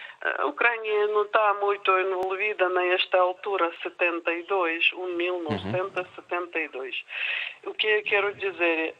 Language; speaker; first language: Portuguese; non-native, learner; Ukrainian